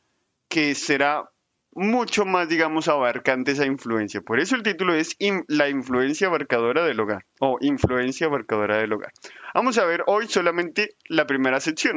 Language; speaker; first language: Spanish; native; Spanish